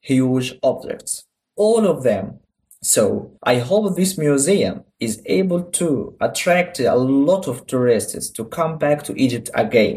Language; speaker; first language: English; non-native, learner; Arabic